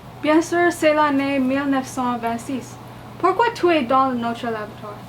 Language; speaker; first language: French; non-native, learner; English